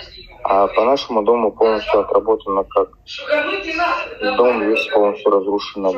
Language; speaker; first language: Russian; native; Russian